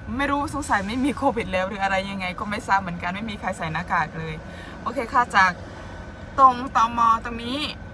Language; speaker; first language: Thai; native; Thai